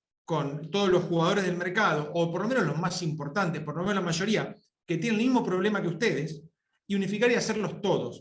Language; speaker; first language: Spanish; native; Spanish